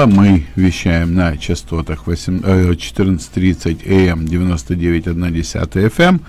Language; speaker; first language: Russian; native; Russian